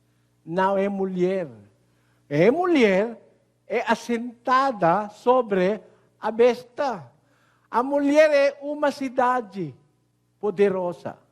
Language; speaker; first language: Portuguese; non-native, learner; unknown